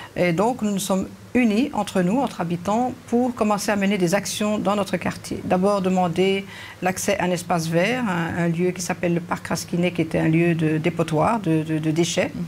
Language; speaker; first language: French; early bilingual, other home language; Arabic